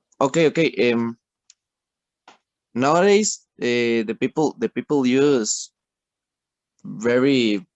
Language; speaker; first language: English; non-native, learner; Spanish